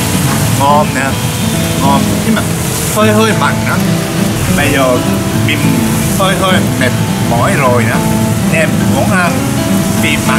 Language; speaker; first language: Vietnamese; non-native, learner; Japanese